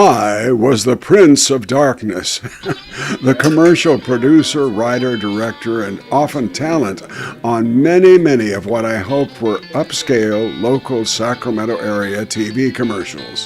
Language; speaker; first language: English; native; English